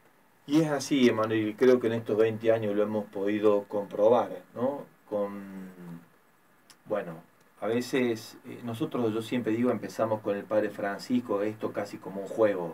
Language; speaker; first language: Spanish; native; Spanish